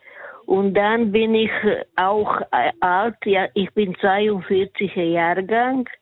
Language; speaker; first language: German; non-native, fluent; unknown